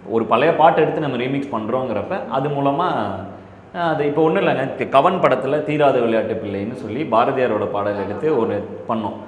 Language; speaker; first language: Tamil; native; Tamil